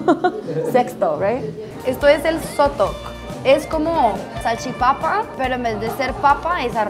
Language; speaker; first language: Spanish; native; Spanish